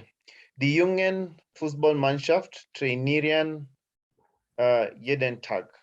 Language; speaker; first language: German; non-native, learner; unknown